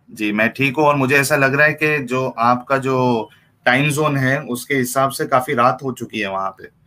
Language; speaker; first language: Hindi; native; Hindi